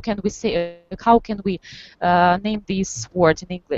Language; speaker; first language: English; non-native, fluent; Russian